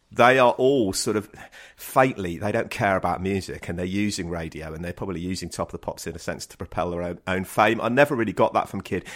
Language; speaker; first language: English; native; English